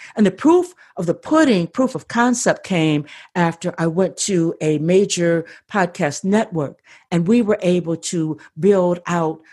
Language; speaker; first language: English; native; English